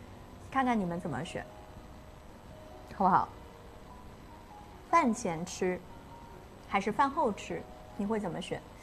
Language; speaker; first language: Chinese; native; Chinese